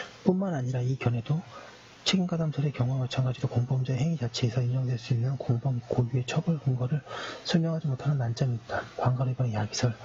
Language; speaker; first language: Korean; native; Korean